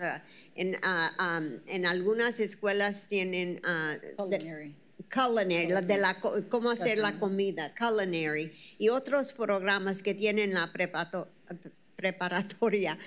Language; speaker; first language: Spanish; early bilingual, heritage; Spanish